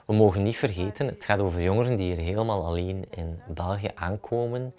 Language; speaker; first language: Dutch; native; Dutch